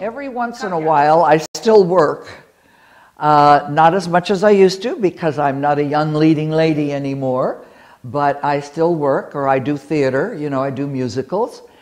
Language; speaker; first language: English; early bilingual, other home language; Lithuanian